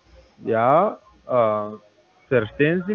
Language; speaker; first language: German; non-native, learner; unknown